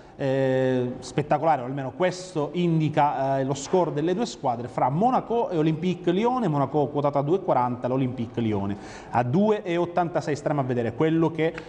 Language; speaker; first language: Italian; native; Italian